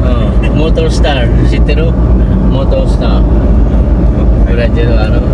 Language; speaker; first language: Japanese; non-native, learner; Filipino